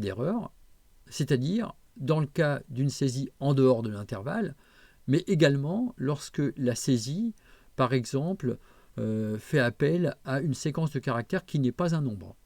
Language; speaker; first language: French; native; French